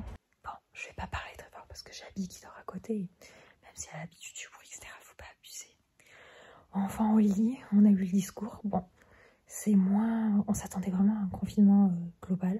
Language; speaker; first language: French; native; French